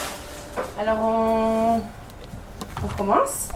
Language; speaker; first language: French; early bilingual, heritage; Hebrew